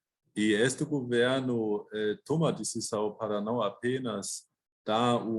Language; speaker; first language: Portuguese; non-native, fluent; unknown